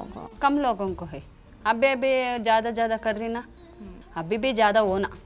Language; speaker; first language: Hindi; non-native, local second language; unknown